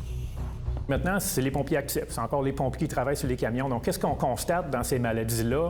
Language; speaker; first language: French; native; French